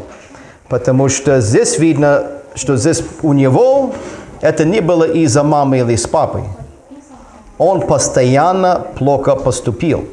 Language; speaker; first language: Russian; non-native, fluent; English